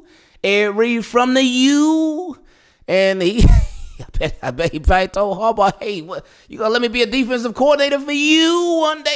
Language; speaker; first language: English; native; English